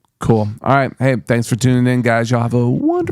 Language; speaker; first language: English; native; English